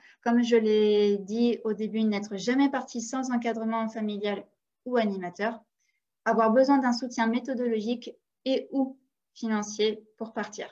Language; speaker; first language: French; native; French